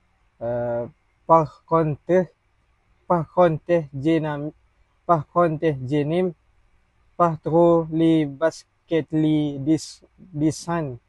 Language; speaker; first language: French; non-native, learner; Malay